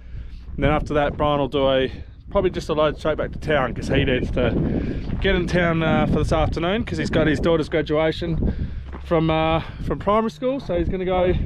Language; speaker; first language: English; native; English